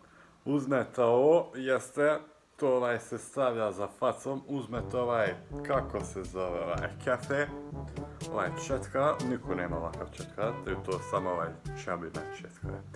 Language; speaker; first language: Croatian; non-native, local second language; Hungarian